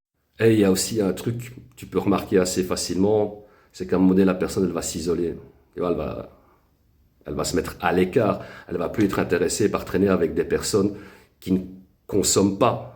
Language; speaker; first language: French; native; French